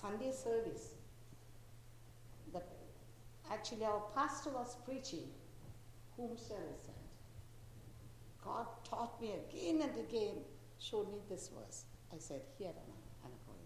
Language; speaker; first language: English; non-native, local second language; Tamil